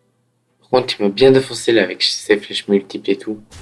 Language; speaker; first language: French; native; French